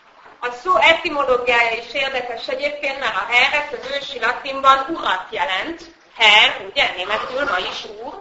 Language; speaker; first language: Hungarian; native; Hungarian